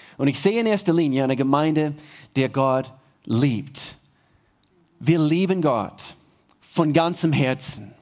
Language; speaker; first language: German; non-native, fluent; English